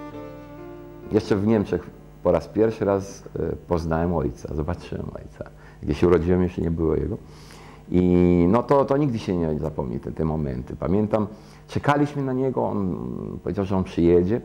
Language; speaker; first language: Polish; early bilingual, heritage; Polish